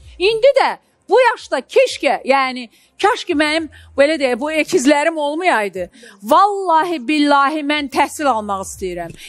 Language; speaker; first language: Azerbaijani; native; Azerbaijani